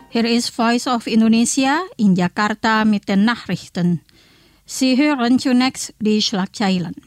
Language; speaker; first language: German; non-native, fluent; Indonesian